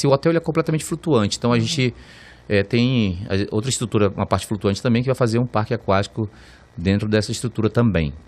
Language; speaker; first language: Portuguese; native; Portuguese